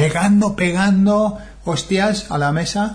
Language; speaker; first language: Spanish; non-native, fluent; English